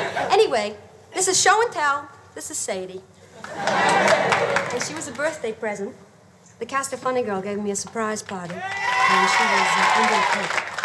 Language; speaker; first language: English; native; English